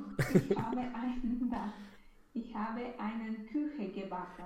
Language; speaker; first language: German; non-native, learner; Romanian